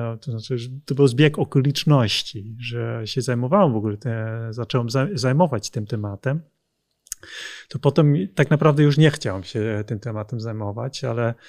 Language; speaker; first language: Polish; non-native, fluent; Dutch